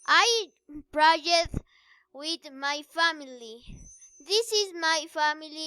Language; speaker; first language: English; non-native, learner; Spanish